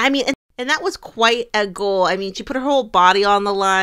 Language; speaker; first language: English; native; English